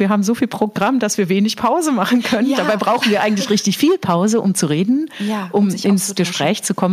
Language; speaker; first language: German; native; German